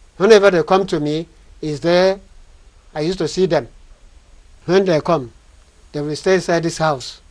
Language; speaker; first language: English; non-native, local second language; Igbo